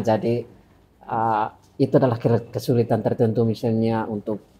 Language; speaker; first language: Indonesian; non-native, fluent; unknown